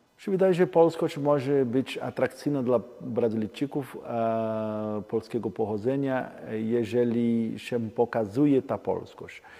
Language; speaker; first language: Polish; non-native, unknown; Portuguese